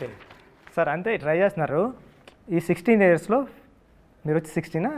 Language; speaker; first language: Telugu; native; Telugu